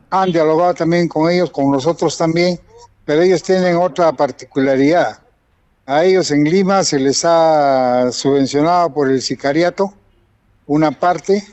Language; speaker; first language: Spanish; native; Spanish